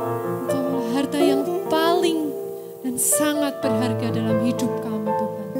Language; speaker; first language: Indonesian; native; Indonesian